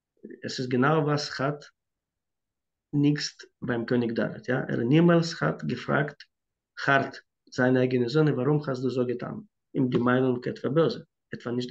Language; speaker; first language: German; non-native, fluent; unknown